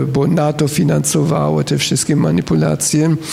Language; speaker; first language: Polish; non-native, fluent; German